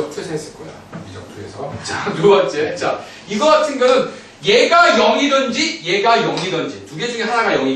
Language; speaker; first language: Korean; native; Korean